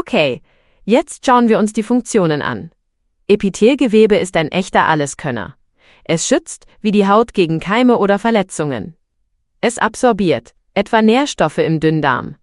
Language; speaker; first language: German; native; German